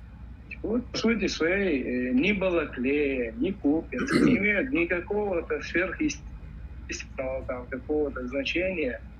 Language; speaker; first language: Russian; native; Russian